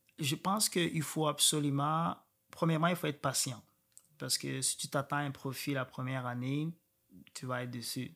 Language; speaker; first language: French; non-native, local second language; Rundi